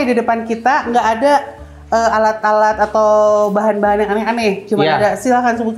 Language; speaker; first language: Indonesian; native; Indonesian